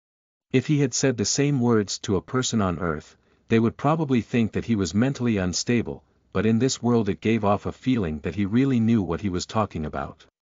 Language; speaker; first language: English; native; English